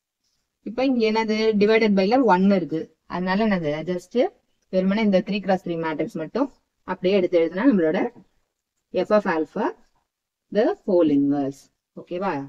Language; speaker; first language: Tamil; native; Tamil